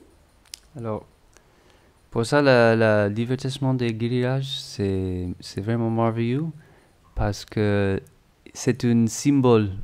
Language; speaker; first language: French; non-native, learner; English